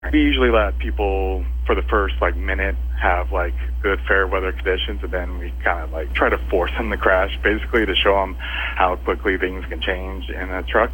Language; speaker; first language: English; native; English